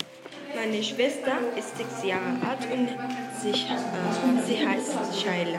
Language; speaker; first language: German; non-native, learner; Spanish